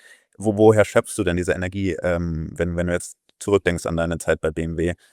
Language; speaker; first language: German; native; German